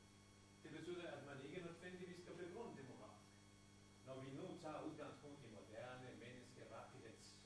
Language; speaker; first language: Danish; non-native, fluent; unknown